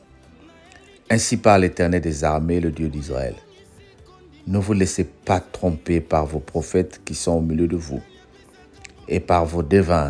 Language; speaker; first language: French; non-native, local second language; Lingala